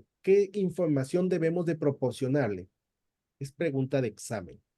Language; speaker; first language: Spanish; native; Spanish